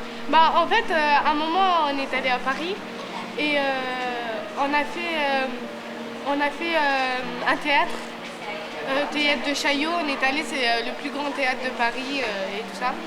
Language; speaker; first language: French; early bilingual, other home language; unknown